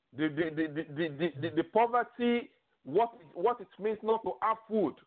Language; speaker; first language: English; non-native, local second language; Yoruba